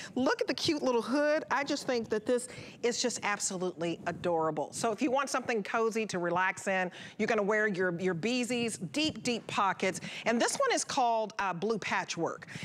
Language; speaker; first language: English; native; English